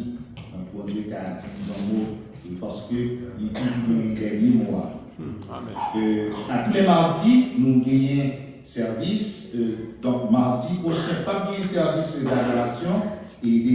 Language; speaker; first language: French; non-native, local second language; Haitian Creole